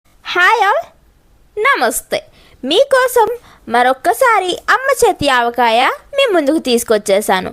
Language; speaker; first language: Telugu; native; Telugu